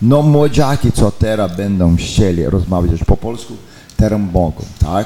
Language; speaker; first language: Polish; early bilingual, heritage; Polish